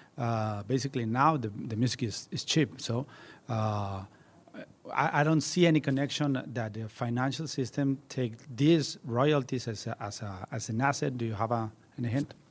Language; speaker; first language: English; non-native, fluent; Spanish